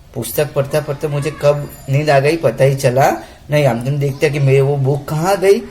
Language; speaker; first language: Hindi; non-native, local second language; Gujarati